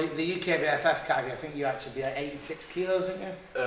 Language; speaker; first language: English; native; English